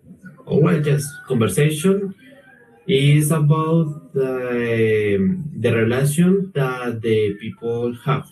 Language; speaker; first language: English; non-native, learner; Spanish